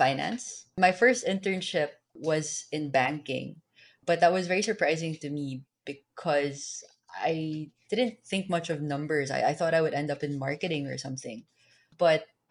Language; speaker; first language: English; non-native, local second language; Filipino